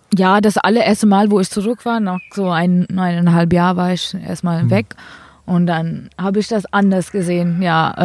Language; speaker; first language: German; non-native, fluent; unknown